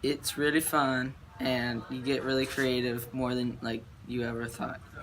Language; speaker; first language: English; native; English